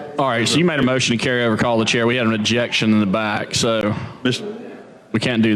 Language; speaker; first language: English; native; English